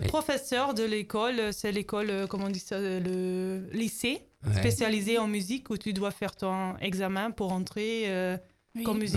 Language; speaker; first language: French; non-native, local second language; Dutch